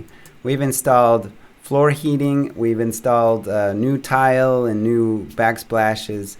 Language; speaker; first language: English; native; English